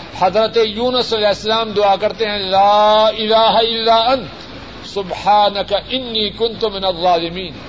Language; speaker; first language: Urdu; native; Urdu